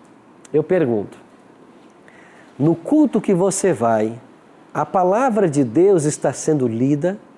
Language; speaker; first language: Portuguese; native; Portuguese